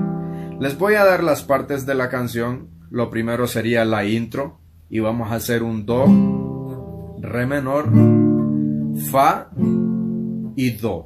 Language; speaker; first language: Spanish; native; Spanish